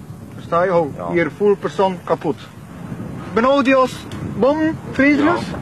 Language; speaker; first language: Dutch; non-native, learner; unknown